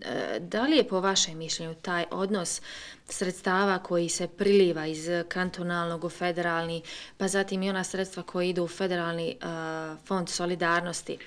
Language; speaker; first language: Serbian; native; Serbian